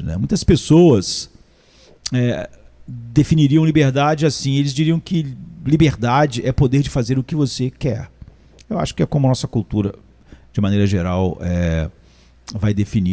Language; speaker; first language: Portuguese; native; Portuguese